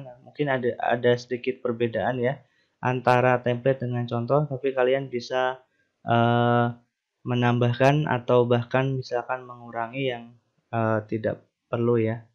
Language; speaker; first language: Indonesian; native; Indonesian